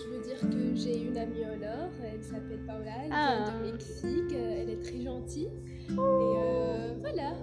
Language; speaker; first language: French; non-native, learner; Arabic